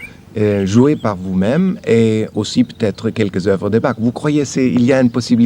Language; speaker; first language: French; non-native, learner; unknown